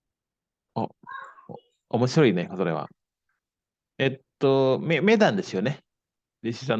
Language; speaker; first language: Japanese; non-native, fluent; Indonesian